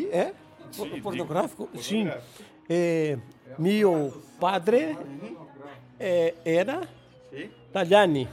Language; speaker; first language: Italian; non-native, learner; Portuguese